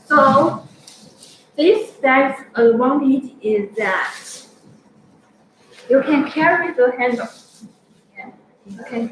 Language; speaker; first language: English; non-native, fluent; Chinese